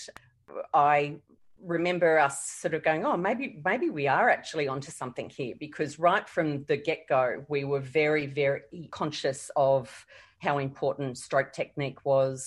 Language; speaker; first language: English; native; English